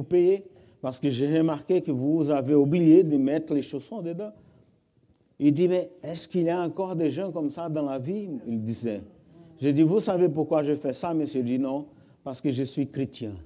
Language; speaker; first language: French; non-native, fluent; Portuguese